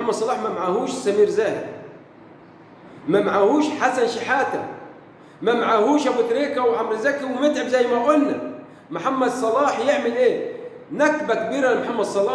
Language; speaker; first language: Arabic; native; Arabic